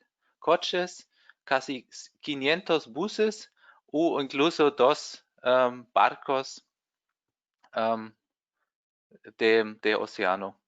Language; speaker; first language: Spanish; non-native, fluent; German